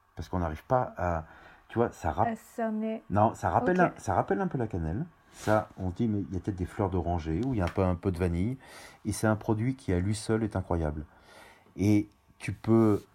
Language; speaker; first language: French; native; French